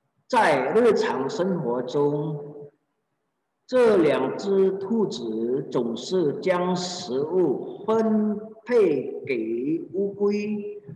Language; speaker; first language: Chinese; non-native, fluent; Indonesian